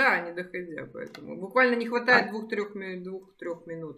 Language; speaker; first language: Russian; native; Russian